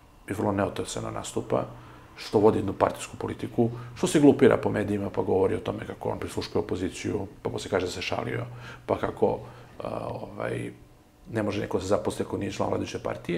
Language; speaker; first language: Serbian; native; Serbian